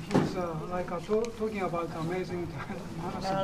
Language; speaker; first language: English; non-native, fluent; Japanese